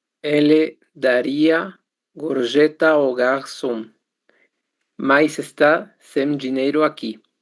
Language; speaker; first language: Portuguese; non-native, learner; Spanish